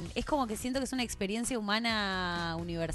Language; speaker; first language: Spanish; native; Spanish